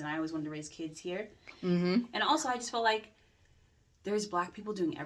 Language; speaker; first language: English; native; English